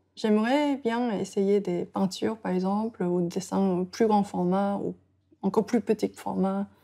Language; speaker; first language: French; non-native, fluent; Korean